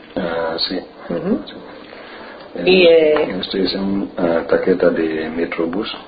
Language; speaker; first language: Spanish; non-native, learner; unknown